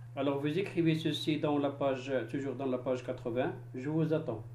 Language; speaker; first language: French; non-native, local second language; Arabic